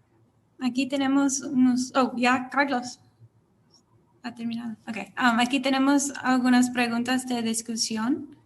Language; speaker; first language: Spanish; non-native, learner; English